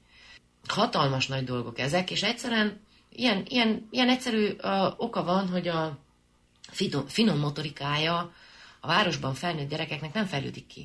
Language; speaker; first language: Hungarian; native; Hungarian